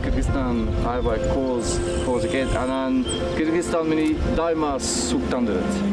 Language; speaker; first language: Kyrgyz; non-native, learner; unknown